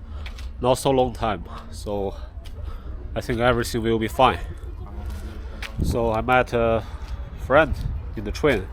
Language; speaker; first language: English; non-native, fluent; Chinese